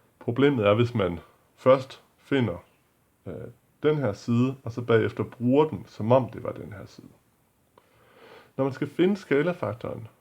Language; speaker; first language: Danish; native; Danish